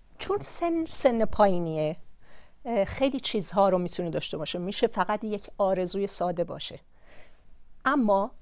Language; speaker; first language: Persian; native; Persian